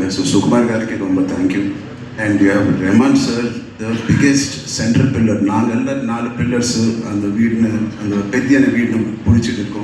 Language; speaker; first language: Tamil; non-native, learner; Telugu